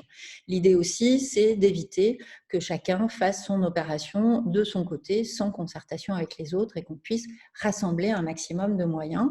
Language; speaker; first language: French; native; French